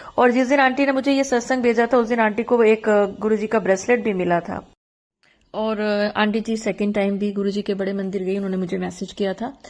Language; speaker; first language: Hindi; native; Hindi